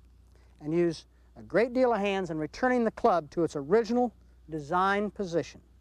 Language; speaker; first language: English; native; English